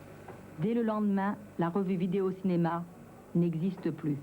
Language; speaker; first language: French; native; French